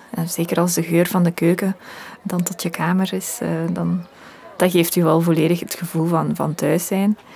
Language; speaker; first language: Dutch; early bilingual, other home language; Russian